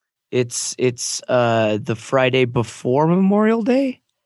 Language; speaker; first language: English; native; English